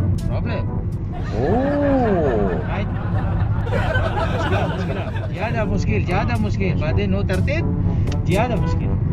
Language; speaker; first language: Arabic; non-native, learner; Filipino